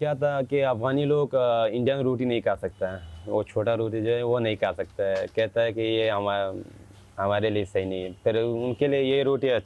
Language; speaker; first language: Hindi; non-native, fluent; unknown